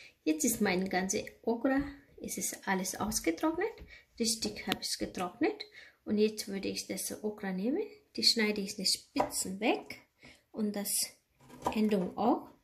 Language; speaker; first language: German; non-native, learner; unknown